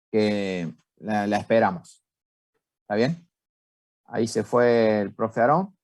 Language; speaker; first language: Spanish; native; Spanish